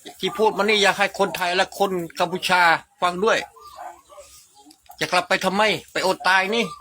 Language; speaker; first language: Thai; non-native, fluent; Khmer